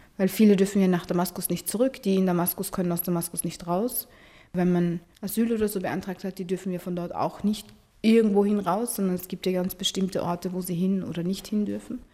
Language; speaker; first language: German; early bilingual, other home language; Arabic